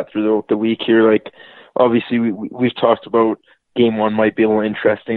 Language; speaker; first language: English; native; English